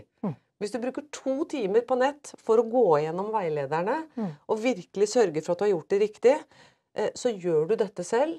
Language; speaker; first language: Norwegian; native; Norwegian